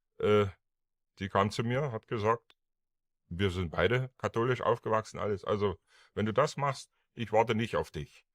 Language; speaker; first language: German; non-native, local second language; Upper Sorbian